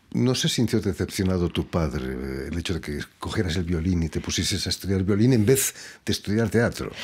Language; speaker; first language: Spanish; native; Spanish